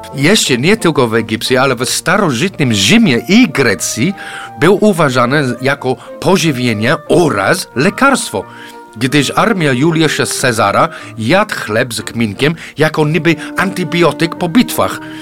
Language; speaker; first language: Polish; non-native, fluent; English